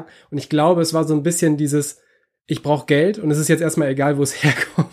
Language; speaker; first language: German; native; German